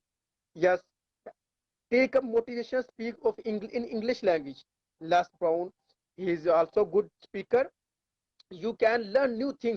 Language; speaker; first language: English; non-native, learner; Urdu